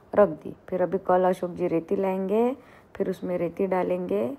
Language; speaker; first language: Hindi; non-native, local second language; Marathi